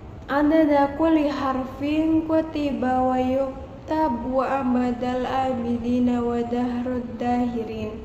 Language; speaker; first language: Arabic; non-native, learner; Indonesian